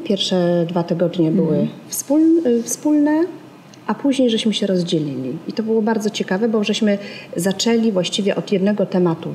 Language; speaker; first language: Polish; native; Polish